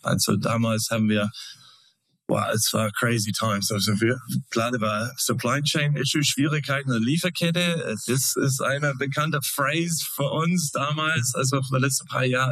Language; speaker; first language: German; non-native, fluent; English